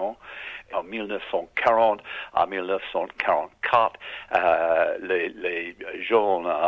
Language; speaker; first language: French; non-native, learner; English